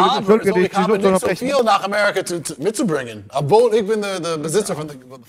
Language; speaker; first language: German; non-native, learner; English